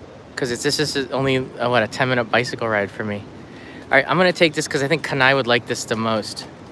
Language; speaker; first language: English; native; English